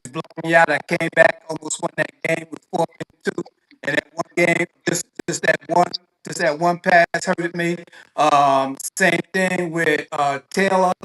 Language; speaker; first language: English; native; English